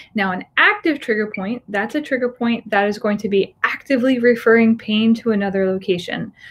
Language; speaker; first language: English; native; English